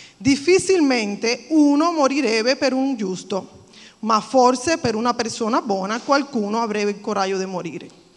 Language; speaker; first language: Italian; non-native, fluent; Spanish